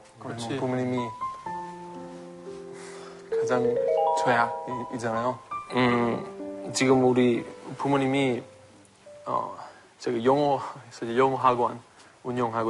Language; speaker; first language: Korean; non-native, fluent; Greek